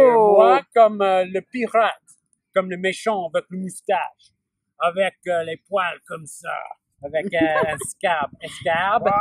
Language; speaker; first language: French; non-native, learner; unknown